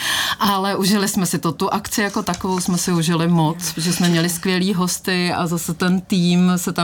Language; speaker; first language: Czech; native; Czech